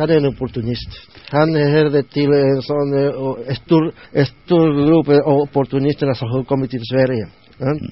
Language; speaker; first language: Swedish; non-native, learner; Spanish